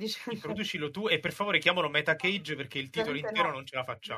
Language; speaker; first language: Italian; native; Italian